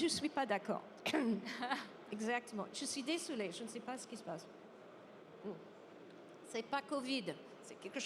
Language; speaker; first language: French; non-native, fluent; English